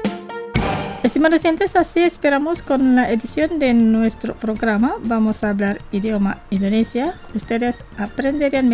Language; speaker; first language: Spanish; non-native, fluent; Indonesian